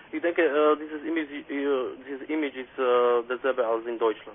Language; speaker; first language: German; non-native, fluent; Slovak